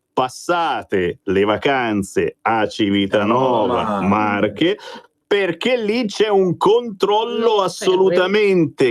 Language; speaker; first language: Italian; native; Italian